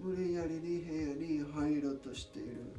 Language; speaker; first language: Japanese; non-native, learner; English